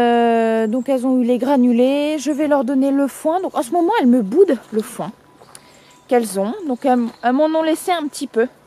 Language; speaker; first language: French; native; French